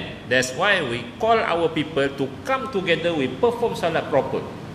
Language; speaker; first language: English; non-native, local second language; Malay